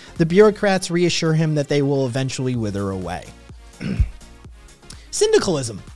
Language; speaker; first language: English; native; English